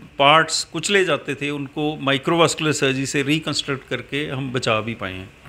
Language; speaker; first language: Hindi; native; Hindi